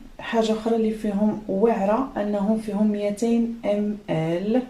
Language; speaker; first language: Arabic; native; Arabic